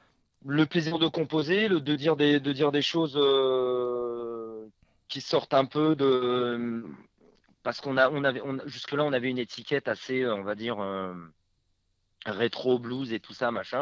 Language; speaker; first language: French; native; French